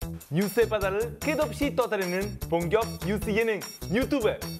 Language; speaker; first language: Korean; non-native, fluent; Italian